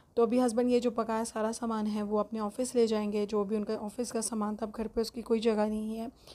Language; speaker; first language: Urdu; native; Urdu